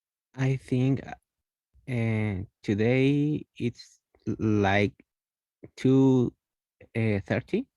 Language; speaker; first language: English; non-native, learner; Spanish